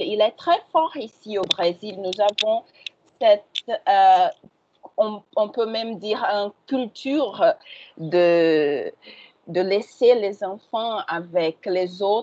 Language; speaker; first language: French; non-native, learner; Portuguese